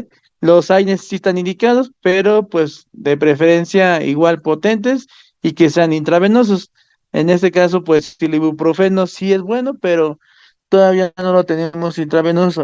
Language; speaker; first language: Spanish; native; Spanish